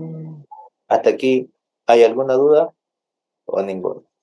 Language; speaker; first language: Spanish; native; Spanish